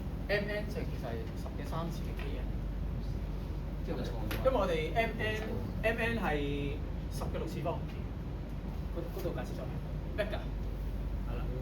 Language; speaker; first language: Cantonese; native; Cantonese